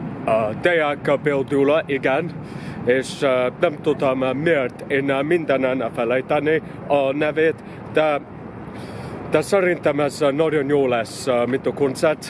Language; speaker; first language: Hungarian; non-native, learner; English